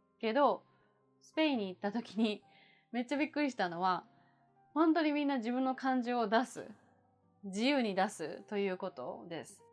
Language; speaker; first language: Japanese; native; Japanese